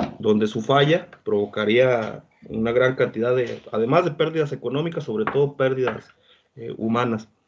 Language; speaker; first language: Spanish; native; Spanish